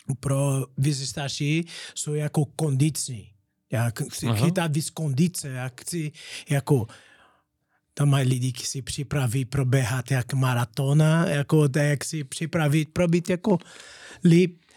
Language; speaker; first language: Czech; non-native, learner; Portuguese